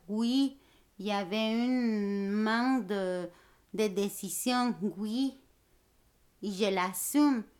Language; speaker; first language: French; non-native, fluent; Spanish